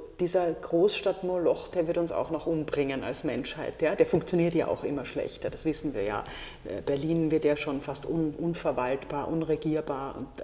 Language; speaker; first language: German; native; German